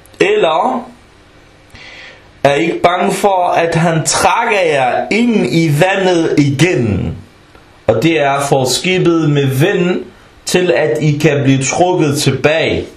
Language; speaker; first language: Danish; early bilingual, other home language; Arabic